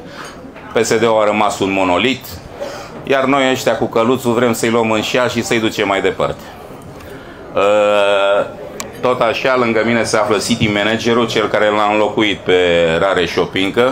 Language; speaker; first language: Romanian; native; Romanian